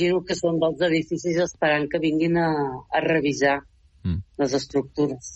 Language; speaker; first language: Catalan; native; Catalan